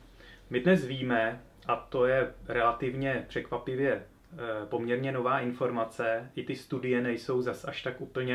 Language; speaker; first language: Czech; native; Czech